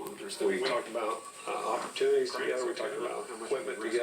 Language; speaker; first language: English; native; English